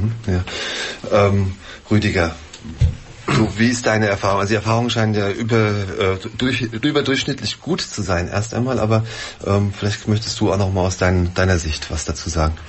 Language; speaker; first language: German; native; German